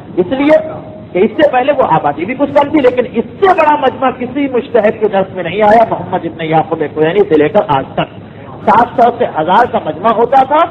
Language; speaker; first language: Urdu; native; Urdu